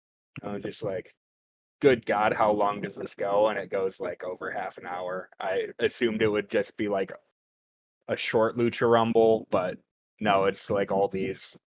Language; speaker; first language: English; native; English